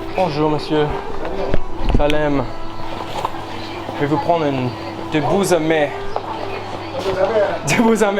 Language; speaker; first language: French; non-native, fluent; English